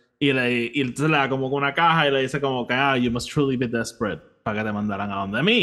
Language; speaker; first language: Spanish; native; Spanish